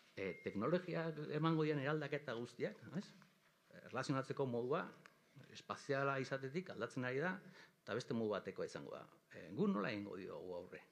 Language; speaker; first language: Basque; native; Basque